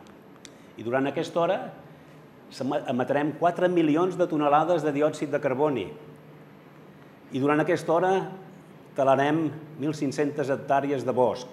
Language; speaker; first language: Catalan; native; Catalan